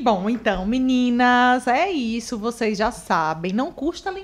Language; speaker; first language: Portuguese; native; Portuguese